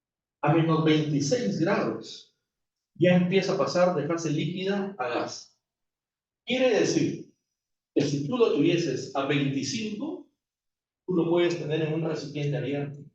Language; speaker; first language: Spanish; native; Spanish